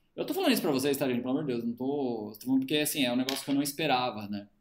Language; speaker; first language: Portuguese; native; Portuguese